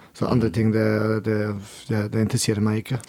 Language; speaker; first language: Norwegian; non-native, learner; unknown